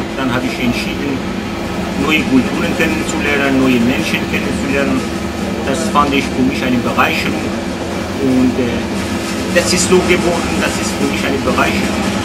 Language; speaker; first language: German; non-native, fluent; Persian